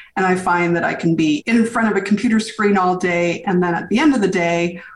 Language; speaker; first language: English; native; English